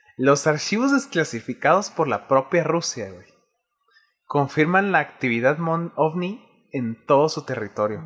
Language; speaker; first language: Spanish; native; Spanish